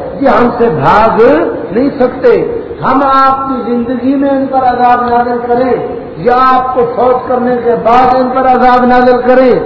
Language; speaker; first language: Urdu; non-native, local second language; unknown